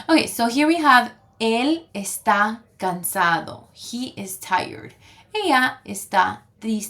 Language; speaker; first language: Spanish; early bilingual, other home language; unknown